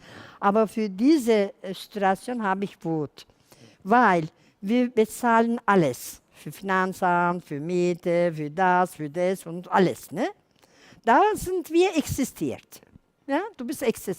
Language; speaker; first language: German; non-native, learner; Turkish